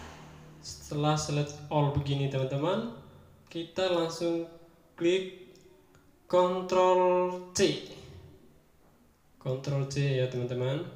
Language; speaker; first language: Indonesian; native; Indonesian